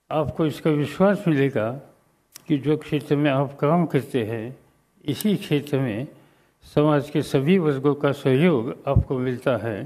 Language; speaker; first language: Hindi; non-native, local second language; Marathi